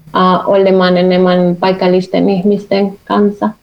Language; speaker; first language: Finnish; non-native, fluent; Spanish